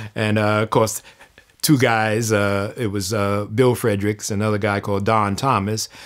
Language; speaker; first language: English; native; English